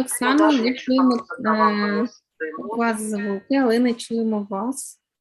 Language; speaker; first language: Ukrainian; native; Ukrainian